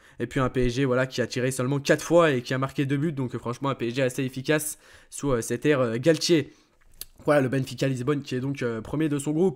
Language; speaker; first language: French; native; French